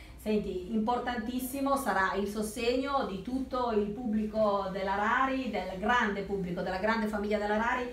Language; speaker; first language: Italian; native; Italian